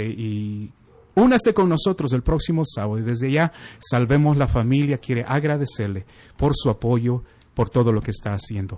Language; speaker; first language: Spanish; native; Spanish